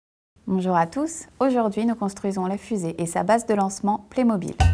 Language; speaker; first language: French; native; French